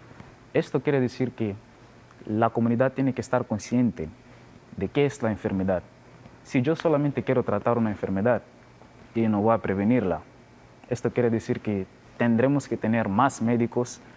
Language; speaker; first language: Spanish; non-native, learner; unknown